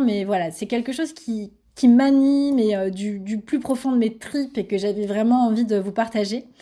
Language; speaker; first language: French; native; French